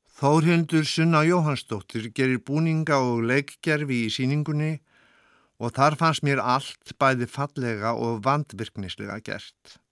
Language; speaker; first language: Icelandic; native; Icelandic